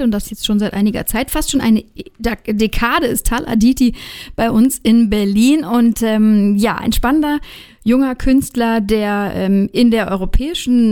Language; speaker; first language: German; native; German